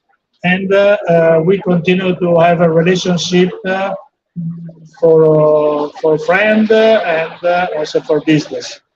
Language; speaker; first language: English; non-native, fluent; Italian